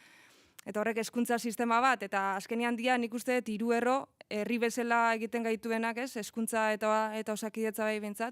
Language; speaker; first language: Basque; native; Basque